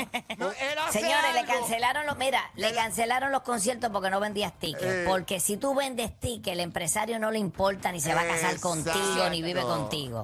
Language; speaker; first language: Spanish; native; Spanish